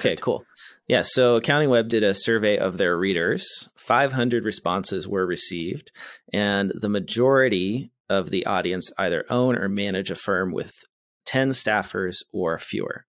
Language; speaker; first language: English; native; English